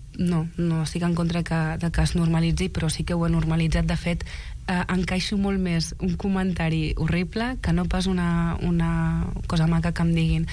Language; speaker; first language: Catalan; early bilingual, other home language; Arabic